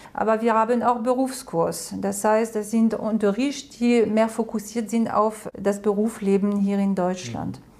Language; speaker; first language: German; non-native, fluent; French